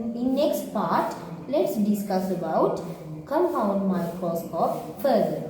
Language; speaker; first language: English; non-native, local second language; Sinhala